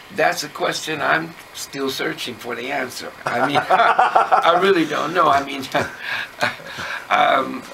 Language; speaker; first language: English; native; English